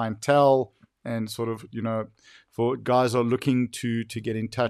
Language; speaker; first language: English; native; English